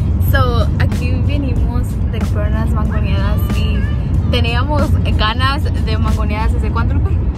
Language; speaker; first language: Spanish; early bilingual, heritage; Spanish